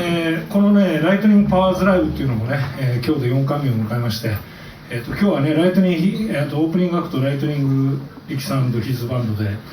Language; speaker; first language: Japanese; native; Japanese